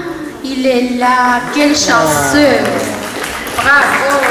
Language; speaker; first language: French; non-native, fluent; Spanish